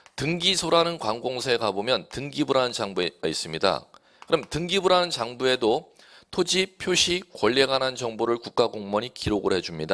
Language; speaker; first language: Korean; native; Korean